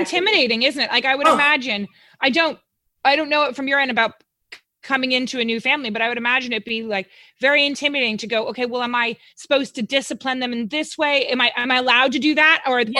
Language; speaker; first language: English; native; English